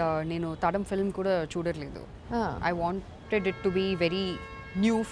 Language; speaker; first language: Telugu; non-native, learner; Tamil